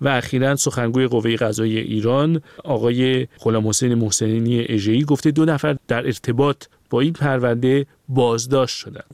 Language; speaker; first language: Persian; non-native, local second language; Armenian